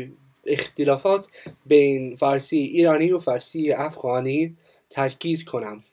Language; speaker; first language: Persian; non-native, learner; English